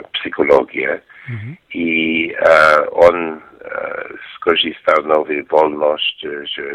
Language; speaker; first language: Polish; non-native, learner; English